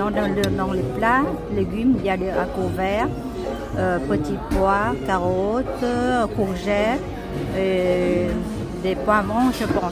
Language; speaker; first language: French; non-native, learner; Vietnamese